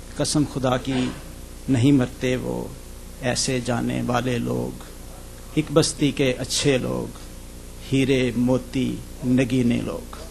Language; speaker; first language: Urdu; native; Urdu